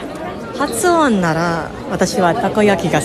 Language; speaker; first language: Japanese; non-native, learner; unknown